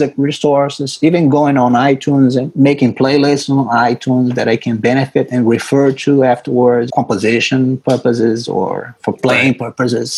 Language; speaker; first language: English; non-native, fluent; Portuguese